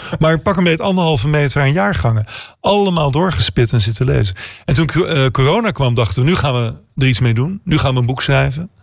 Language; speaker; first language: Dutch; native; Dutch